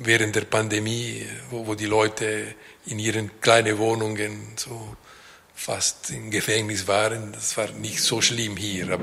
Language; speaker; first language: German; non-native, local second language; Italian